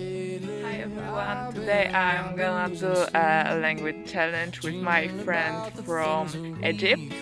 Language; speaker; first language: English; non-native, fluent; Polish